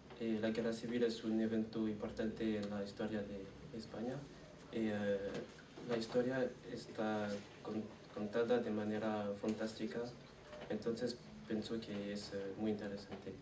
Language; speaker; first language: Spanish; non-native, learner; French